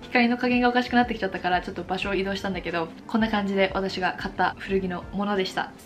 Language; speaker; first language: Japanese; early bilingual, heritage; Japanese